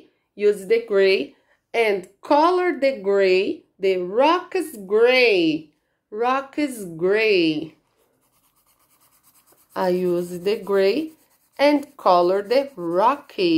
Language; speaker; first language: English; non-native, learner; Portuguese